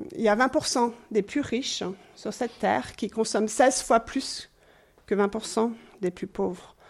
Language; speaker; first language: French; non-native, fluent; English